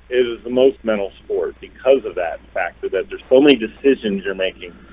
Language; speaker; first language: English; native; English